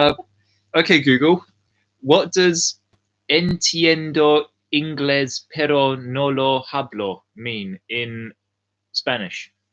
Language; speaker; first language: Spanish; non-native, learner; English